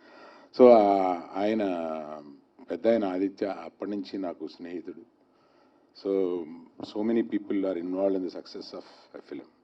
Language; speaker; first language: Telugu; native; Telugu